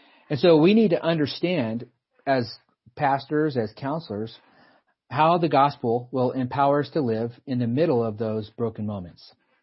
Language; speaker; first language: English; native; English